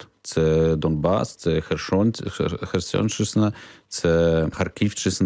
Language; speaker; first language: Ukrainian; non-native, learner; Polish